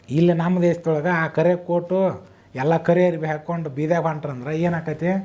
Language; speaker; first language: Kannada; native; Kannada